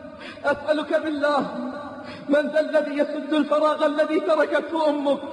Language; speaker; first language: Arabic; native; Arabic